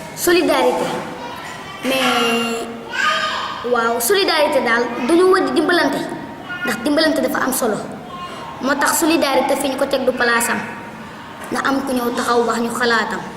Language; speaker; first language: Wolof; native; Wolof